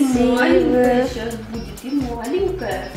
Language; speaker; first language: Russian; native; Russian